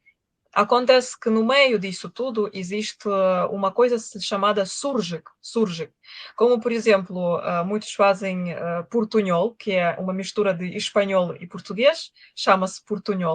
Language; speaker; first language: Portuguese; non-native, fluent; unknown